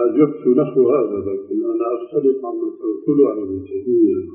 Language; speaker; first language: Arabic; native; Arabic